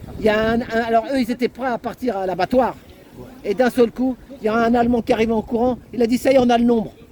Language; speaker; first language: French; native; French